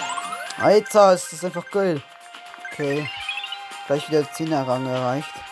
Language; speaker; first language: German; native; German